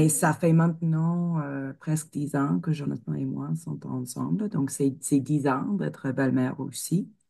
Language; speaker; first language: French; non-native, fluent; English